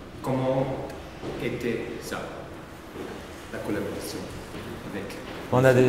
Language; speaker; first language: French; non-native, learner; German